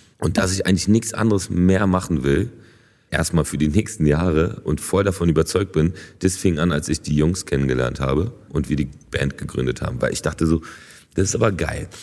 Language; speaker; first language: German; early bilingual, other home language; Polish